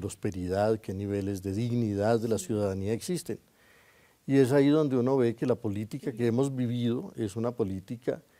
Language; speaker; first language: Spanish; native; Spanish